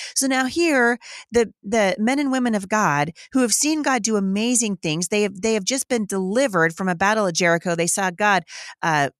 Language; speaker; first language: English; native; English